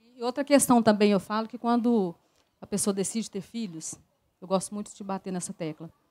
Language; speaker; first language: Portuguese; native; Portuguese